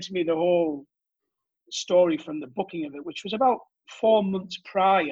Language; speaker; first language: English; native; English